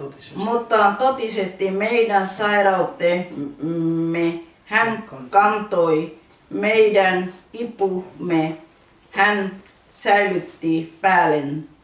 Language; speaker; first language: Finnish; non-native, learner; Urdu